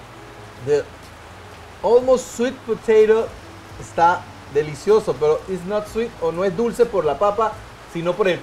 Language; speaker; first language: Spanish; native; Spanish